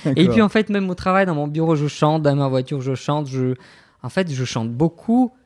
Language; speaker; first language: French; non-native, fluent; Bulgarian